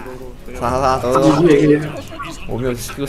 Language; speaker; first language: Chinese; native; Chinese